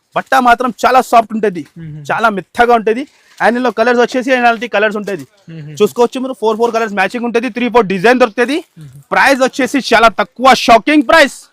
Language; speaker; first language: Telugu; non-native, local second language; Urdu